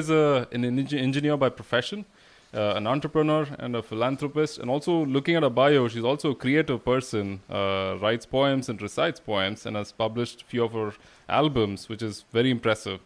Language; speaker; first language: English; non-native, local second language; Kannada